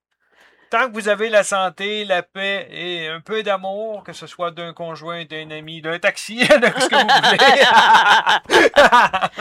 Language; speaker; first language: French; native; French